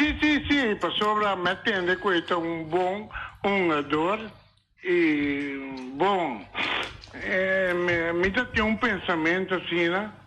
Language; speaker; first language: Spanish; non-native, learner; Papiamento